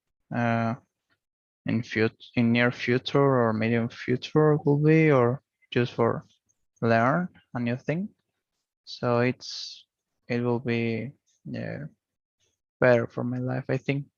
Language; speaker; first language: English; non-native, learner; Spanish